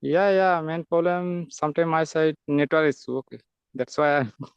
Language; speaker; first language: English; non-native, learner; Santali